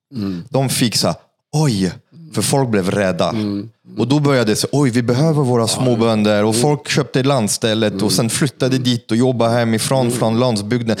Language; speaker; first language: Swedish; non-native, fluent; French